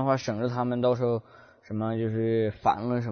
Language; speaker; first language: Chinese; non-native, fluent; English